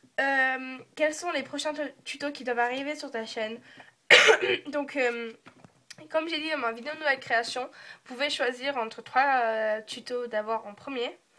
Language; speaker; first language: French; early bilingual, other home language; English